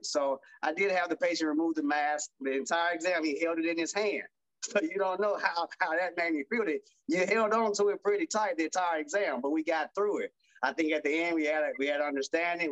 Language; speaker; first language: English; native; English